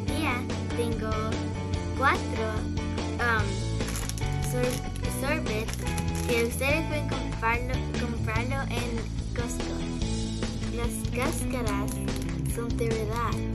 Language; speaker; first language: Spanish; early bilingual, heritage; Spanish